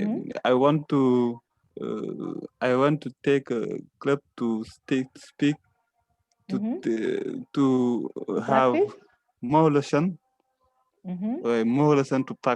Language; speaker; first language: English; non-native, learner; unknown